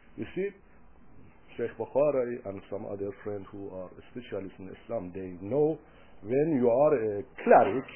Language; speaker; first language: English; non-native, fluent; Persian